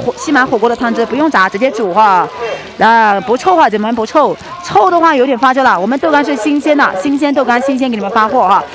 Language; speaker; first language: Chinese; native; Chinese